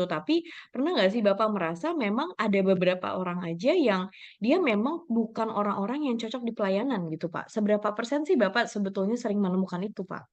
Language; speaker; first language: Indonesian; native; Indonesian